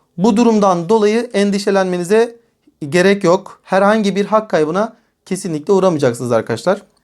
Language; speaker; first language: Turkish; native; Turkish